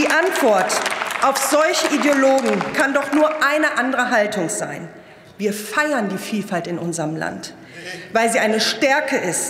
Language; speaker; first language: German; early bilingual, other home language; Turkish